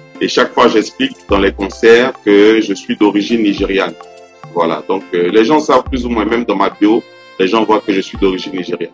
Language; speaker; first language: French; non-native, local second language; Yoruba